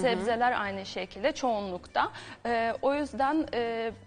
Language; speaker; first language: Turkish; non-native, fluent; Ukrainian